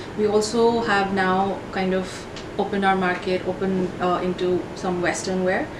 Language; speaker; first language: English; non-native, local second language; Hindi